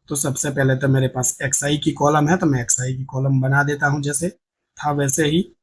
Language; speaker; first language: Hindi; non-native, local second language; Gujarati